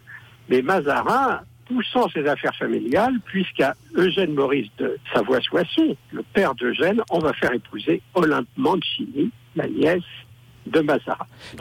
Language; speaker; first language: French; native; French